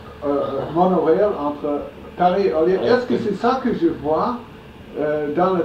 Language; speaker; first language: French; non-native, fluent; English